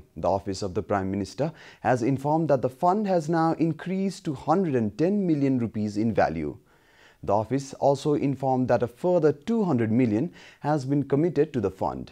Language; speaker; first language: English; non-native, fluent; Nepali